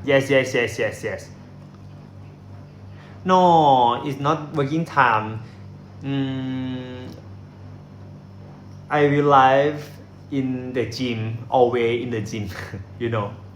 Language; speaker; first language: English; non-native, learner; Thai